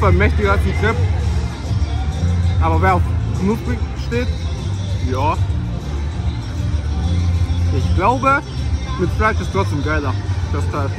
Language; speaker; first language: German; early bilingual, other home language; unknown